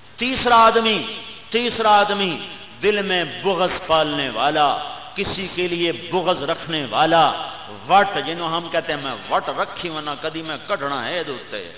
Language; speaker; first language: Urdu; non-native, local second language; Punjabi